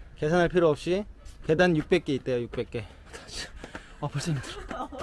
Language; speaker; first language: Korean; native; Korean